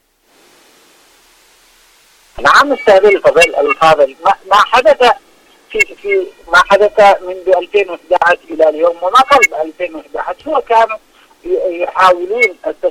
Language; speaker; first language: Arabic; native; Arabic